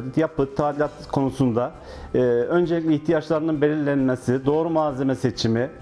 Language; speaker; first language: Turkish; native; Turkish